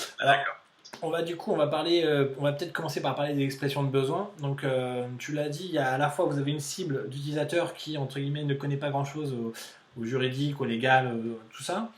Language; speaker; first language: French; native; French